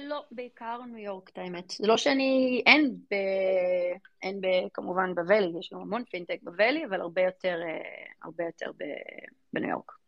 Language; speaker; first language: Hebrew; early bilingual, other home language; English